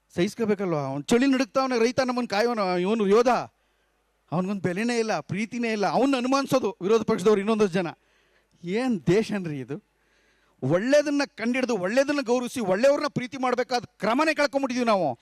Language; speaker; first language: Kannada; native; Kannada